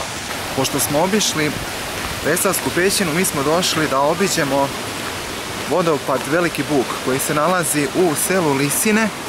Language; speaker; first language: Bosnian; native; Bosnian